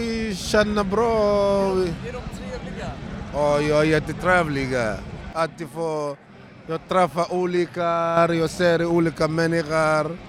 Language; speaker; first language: Swedish; non-native, learner; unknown